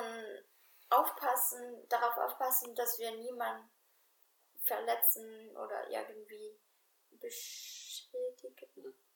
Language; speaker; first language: German; non-native, fluent; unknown